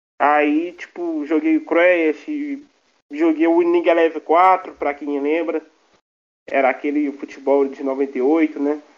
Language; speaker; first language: Portuguese; native; Portuguese